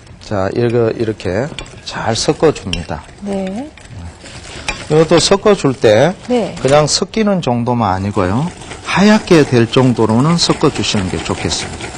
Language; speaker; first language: Korean; native; Korean